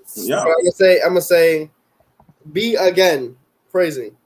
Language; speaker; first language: English; non-native, fluent; Spanish